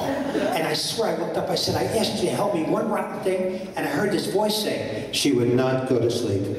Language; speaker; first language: English; native; English